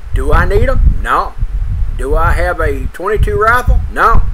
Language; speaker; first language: English; native; English